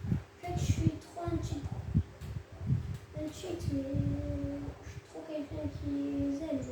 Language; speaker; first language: French; native; French